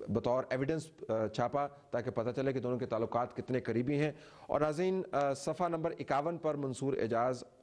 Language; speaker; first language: Urdu; native; Urdu